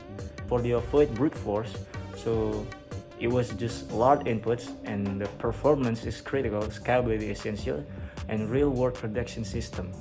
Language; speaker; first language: English; non-native, learner; Indonesian